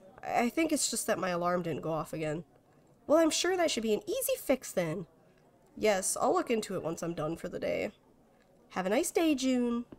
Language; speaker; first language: English; native; English